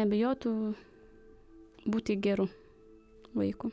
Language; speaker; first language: Lithuanian; non-native, local second language; Romany